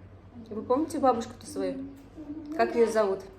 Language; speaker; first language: Russian; native; Russian